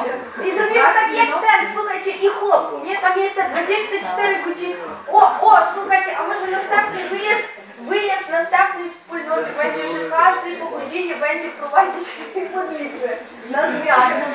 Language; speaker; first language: Polish; non-native, fluent; Ukrainian